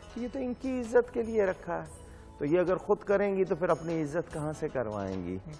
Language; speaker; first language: Urdu; native; Urdu